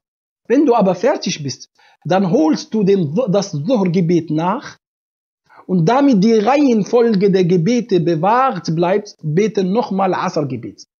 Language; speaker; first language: German; non-native, fluent; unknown